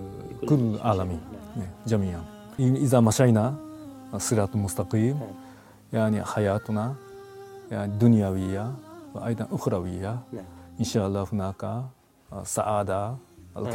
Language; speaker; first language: Arabic; non-native, fluent; Japanese